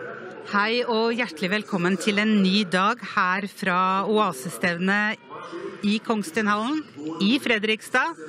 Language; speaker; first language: Norwegian; native; Norwegian